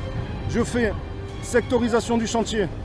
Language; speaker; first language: French; native; French